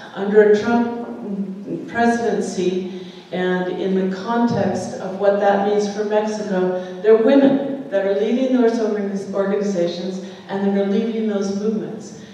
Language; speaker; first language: English; native; English